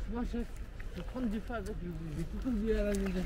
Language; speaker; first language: French; native; French